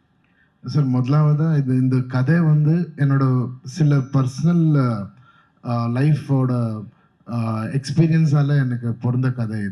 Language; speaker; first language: Tamil; non-native, fluent; Kannada